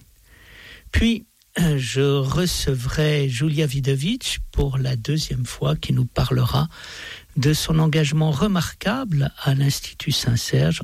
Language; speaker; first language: French; native; French